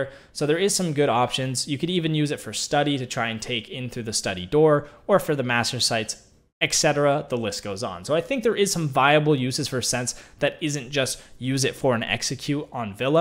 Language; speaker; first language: English; native; English